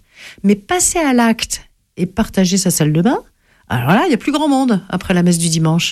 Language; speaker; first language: French; native; French